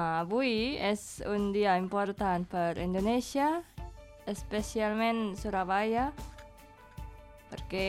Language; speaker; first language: Catalan; non-native, learner; Indonesian